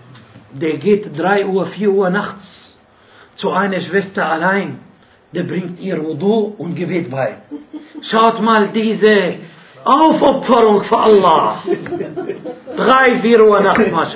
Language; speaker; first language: German; non-native, fluent; Arabic